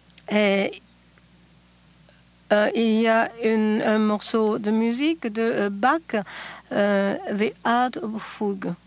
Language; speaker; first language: French; non-native, fluent; Japanese